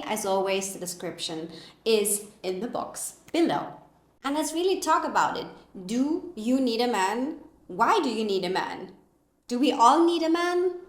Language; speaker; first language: English; non-native, fluent; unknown